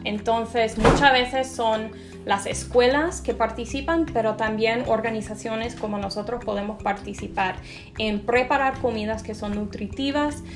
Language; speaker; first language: Spanish; non-native, fluent; English